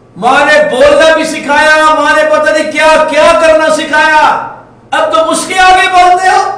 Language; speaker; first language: Urdu; non-native, local second language; Punjabi